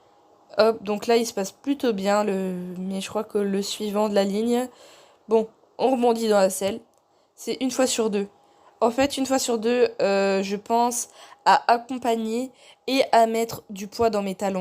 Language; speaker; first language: French; native; French